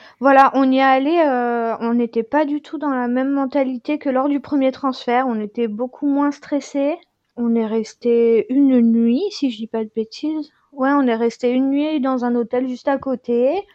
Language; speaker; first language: French; native; French